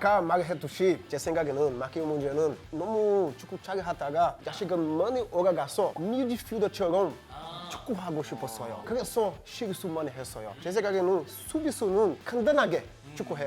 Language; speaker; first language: Korean; non-native, learner; Portuguese